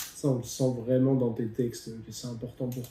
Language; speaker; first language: French; native; French